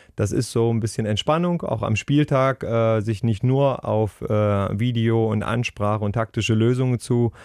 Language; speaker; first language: German; native; German